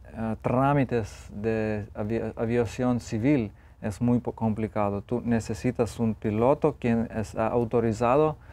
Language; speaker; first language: Spanish; non-native, fluent; Lithuanian